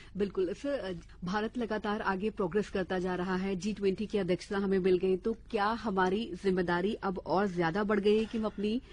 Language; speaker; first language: Hindi; native; Hindi